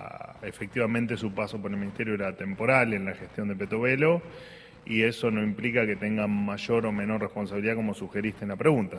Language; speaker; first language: Spanish; native; Spanish